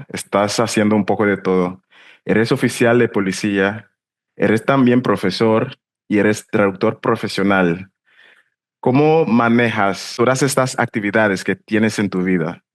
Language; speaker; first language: Spanish; non-native, fluent; English